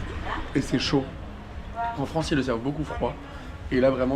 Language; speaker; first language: French; native; French